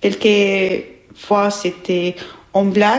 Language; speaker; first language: French; non-native, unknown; Albanian